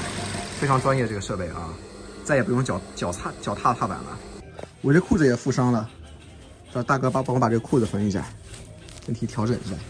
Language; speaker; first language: Chinese; native; Chinese